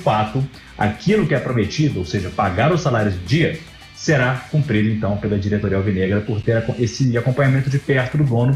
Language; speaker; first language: Portuguese; native; Portuguese